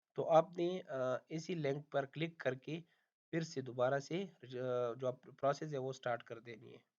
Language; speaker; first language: Hindi; non-native, local second language; Punjabi